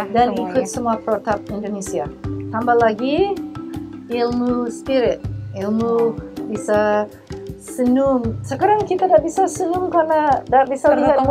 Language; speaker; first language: Indonesian; non-native, learner; English